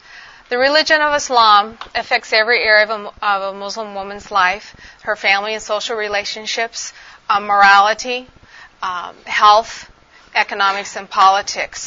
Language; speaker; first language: English; native; English